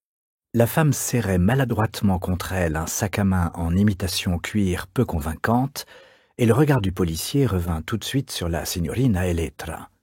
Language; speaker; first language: French; native; French